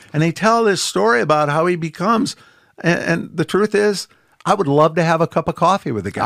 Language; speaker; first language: English; native; English